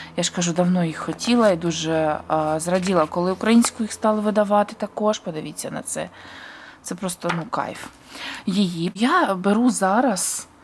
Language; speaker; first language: Ukrainian; native; Ukrainian